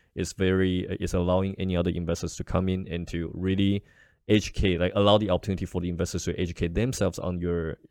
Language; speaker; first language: English; non-native, fluent; Chinese